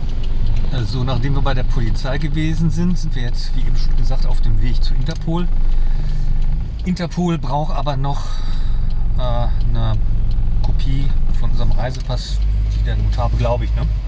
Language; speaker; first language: German; native; German